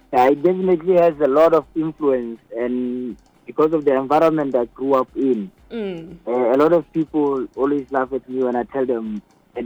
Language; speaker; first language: English; non-native, local second language; Southern Sotho